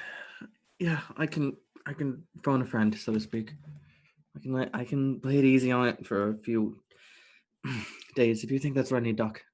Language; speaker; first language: English; native; English